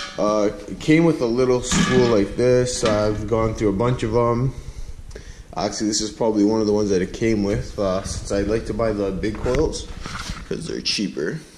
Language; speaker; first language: English; native; English